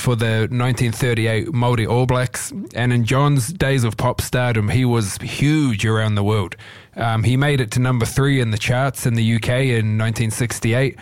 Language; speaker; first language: English; native; English